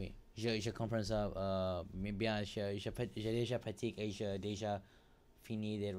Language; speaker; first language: French; non-native, learner; English